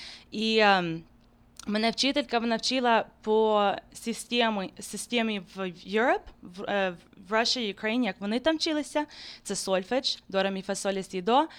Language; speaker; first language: Ukrainian; early bilingual, heritage; Ukrainian